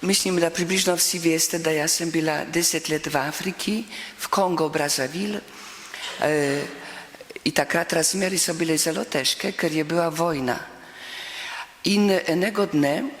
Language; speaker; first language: Slovenian; non-native, fluent; Polish